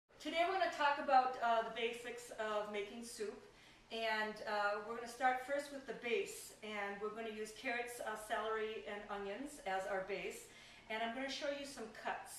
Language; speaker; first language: English; native; English